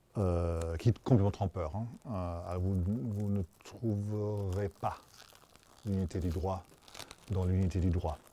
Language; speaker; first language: French; non-native, fluent; German